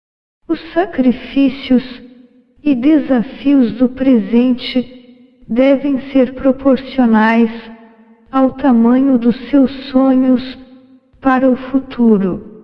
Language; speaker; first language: Portuguese; native; Portuguese